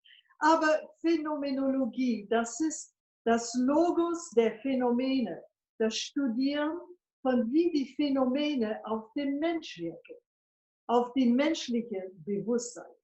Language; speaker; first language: German; non-native, fluent; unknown